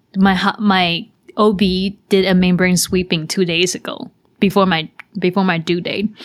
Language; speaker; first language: English; non-native, fluent; Chinese